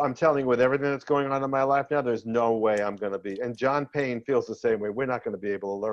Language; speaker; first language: English; native; English